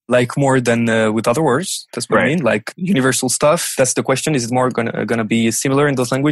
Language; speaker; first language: English; non-native, fluent; French